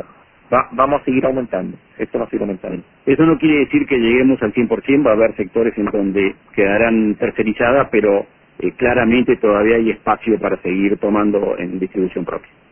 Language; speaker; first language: Spanish; native; Spanish